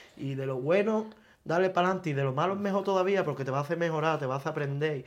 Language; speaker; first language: Spanish; native; Spanish